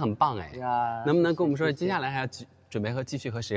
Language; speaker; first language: Chinese; native; Chinese